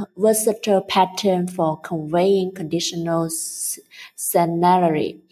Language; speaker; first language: English; non-native, fluent; Chinese